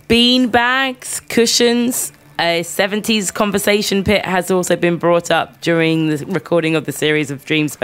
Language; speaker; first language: English; native; English